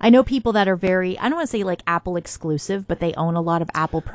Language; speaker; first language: English; native; English